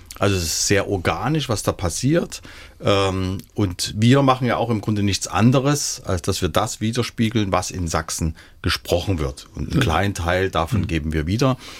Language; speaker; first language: German; native; German